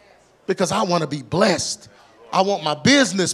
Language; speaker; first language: English; native; English